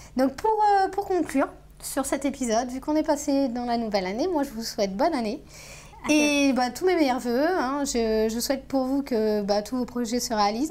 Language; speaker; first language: French; native; French